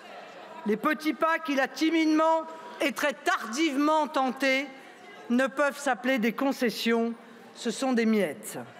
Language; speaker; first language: French; native; French